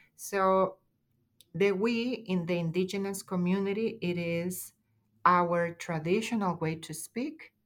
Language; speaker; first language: English; non-native, fluent; Spanish